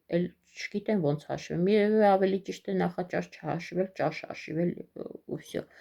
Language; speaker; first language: Armenian; native; Armenian